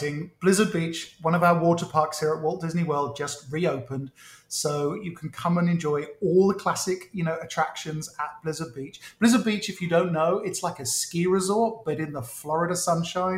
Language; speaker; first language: English; native; English